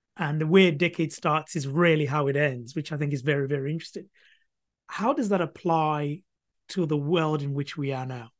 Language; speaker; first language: English; non-native, local second language; Akan